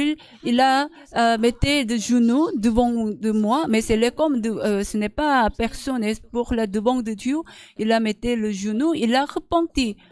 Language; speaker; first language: French; non-native, learner; Korean